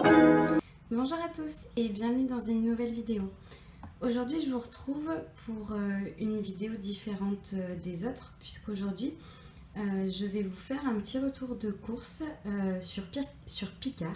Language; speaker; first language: French; native; French